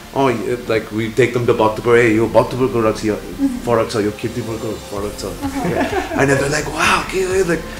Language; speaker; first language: Nepali; non-native, learner; English